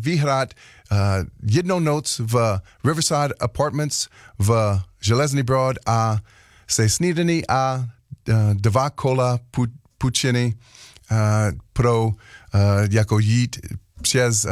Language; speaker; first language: Czech; non-native, learner; English